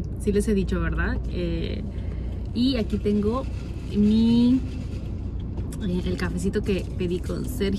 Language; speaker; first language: Spanish; native; Spanish